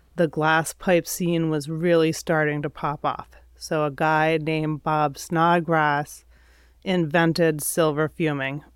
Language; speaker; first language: English; native; English